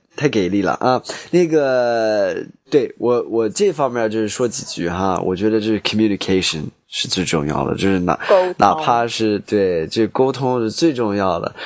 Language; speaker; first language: Chinese; non-native, fluent; English